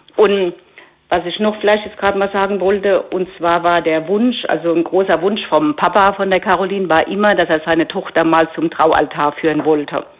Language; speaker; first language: German; native; German